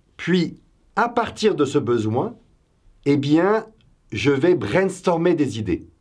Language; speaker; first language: French; native; French